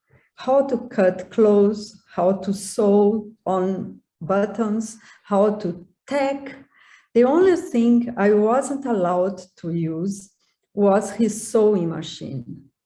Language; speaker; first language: English; non-native, learner; Portuguese